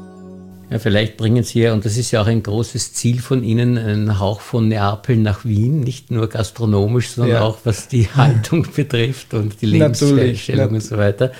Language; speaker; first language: German; native; German